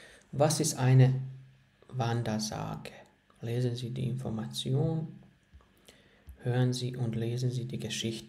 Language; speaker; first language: German; non-native, fluent; Croatian